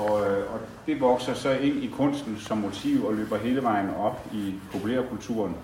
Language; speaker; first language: Danish; native; Danish